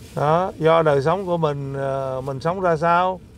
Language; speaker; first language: Vietnamese; native; Vietnamese